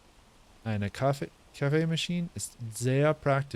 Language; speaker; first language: German; non-native, learner; English